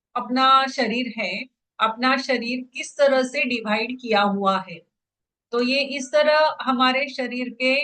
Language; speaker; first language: Hindi; non-native, local second language; Marathi